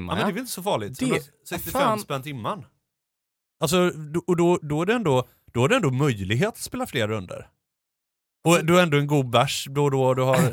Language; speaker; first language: Swedish; native; Swedish